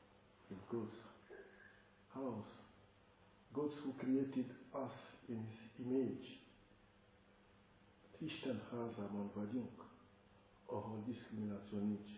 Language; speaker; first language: Hungarian; non-native, fluent; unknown